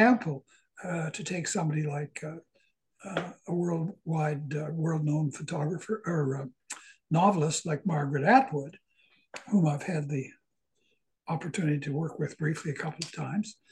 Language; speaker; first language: English; native; English